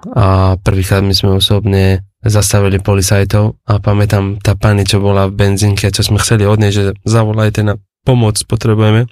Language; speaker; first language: Slovak; non-native, fluent; Persian